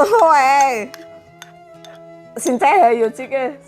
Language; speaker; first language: Chinese; non-native, learner; Javanese